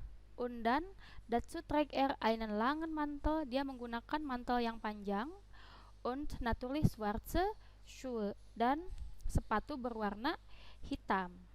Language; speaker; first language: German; non-native, fluent; Indonesian